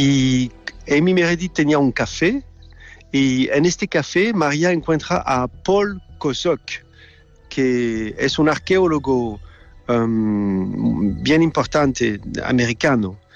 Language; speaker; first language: Spanish; non-native, learner; French